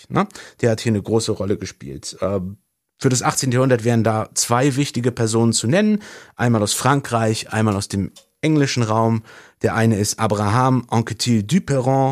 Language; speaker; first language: German; native; German